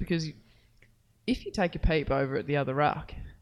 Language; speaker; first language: English; native; English